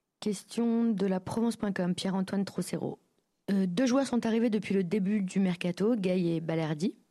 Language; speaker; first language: French; native; French